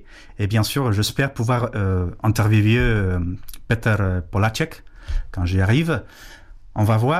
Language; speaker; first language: French; non-native, fluent; Spanish